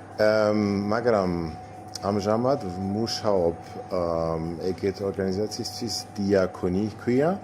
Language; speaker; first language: Georgian; non-native, fluent; German